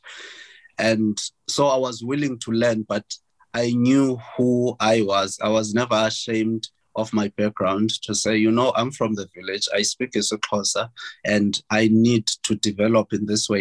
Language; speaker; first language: English; non-native, local second language; Xhosa